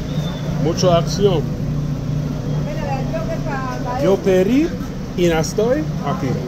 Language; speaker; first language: Spanish; non-native, learner; English